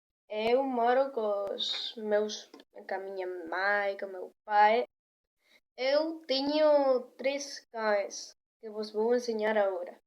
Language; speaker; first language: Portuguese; non-native, learner; Galician